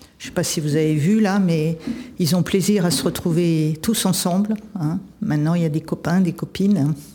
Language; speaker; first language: French; native; French